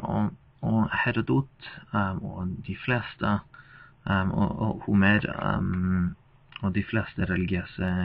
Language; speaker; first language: Norwegian; non-native, fluent; English